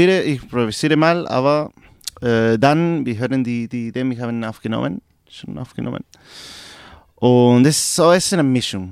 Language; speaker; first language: German; non-native, learner; Spanish